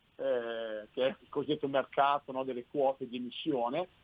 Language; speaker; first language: Italian; native; Italian